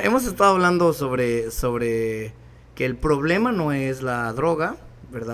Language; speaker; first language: Spanish; native; Spanish